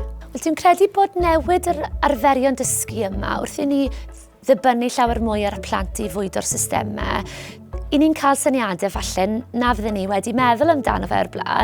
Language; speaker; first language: Welsh; native; Welsh